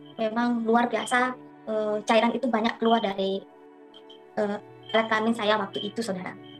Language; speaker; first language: Indonesian; non-native, local second language; Madurese